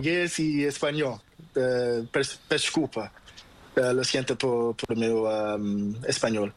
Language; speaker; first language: Spanish; non-native, learner; Portuguese